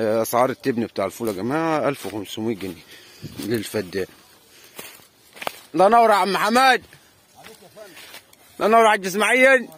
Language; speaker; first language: Arabic; native; Arabic